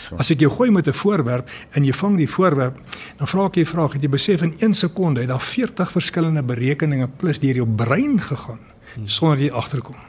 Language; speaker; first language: Afrikaans; early bilingual, other home language; English